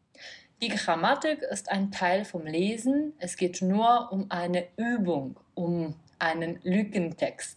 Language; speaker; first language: German; non-native, fluent; Czech